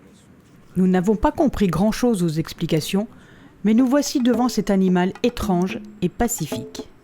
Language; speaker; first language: French; native; French